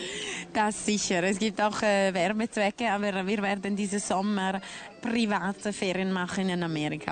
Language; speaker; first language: German; non-native, local second language; Italian